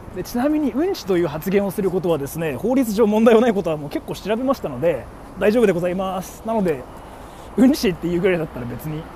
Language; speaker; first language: Japanese; early bilingual, heritage; Japanese